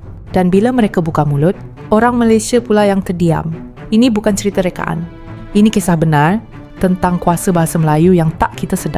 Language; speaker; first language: Malay; native; Malay